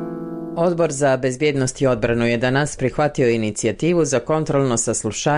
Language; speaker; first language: Croatian; native; Croatian